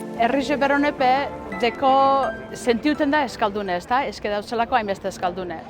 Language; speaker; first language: Basque; early bilingual, heritage; Basque